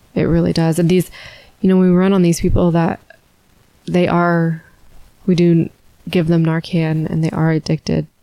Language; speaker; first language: English; native; English